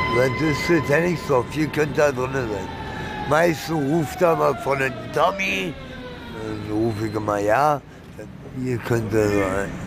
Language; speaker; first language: German; early bilingual, other home language; Italian